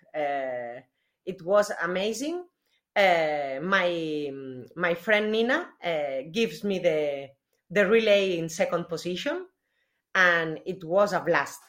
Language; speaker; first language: English; non-native, learner; Spanish